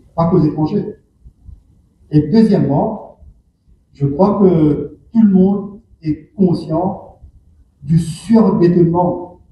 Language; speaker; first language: French; non-native, local second language; Morisyen